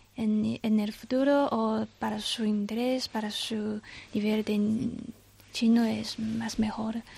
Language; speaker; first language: Spanish; non-native, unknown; Chinese